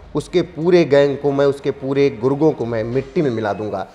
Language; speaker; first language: Hindi; native; Hindi